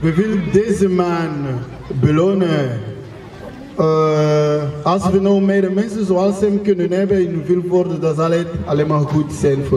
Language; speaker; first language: Dutch; non-native, fluent; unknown